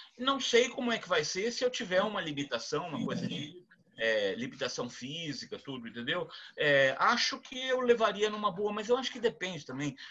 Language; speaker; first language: Portuguese; native; Portuguese